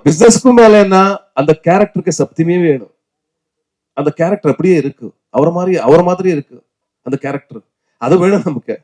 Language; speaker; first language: Tamil; non-native, learner; Kannada